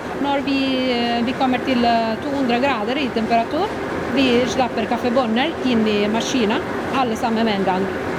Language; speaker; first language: Norwegian; non-native, fluent; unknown